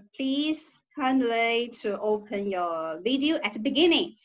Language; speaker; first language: English; non-native, learner; Chinese